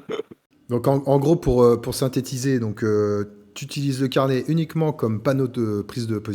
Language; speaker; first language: French; native; French